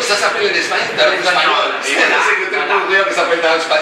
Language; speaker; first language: French; non-native, learner; Spanish